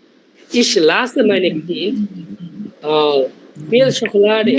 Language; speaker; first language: German; non-native, learner; Bangla